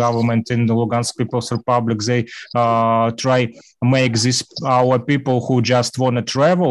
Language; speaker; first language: English; non-native, learner; Russian